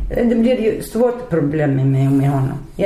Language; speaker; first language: Swedish; non-native, learner; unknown